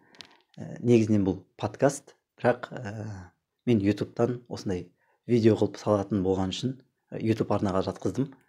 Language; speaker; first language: Kazakh; native; Kazakh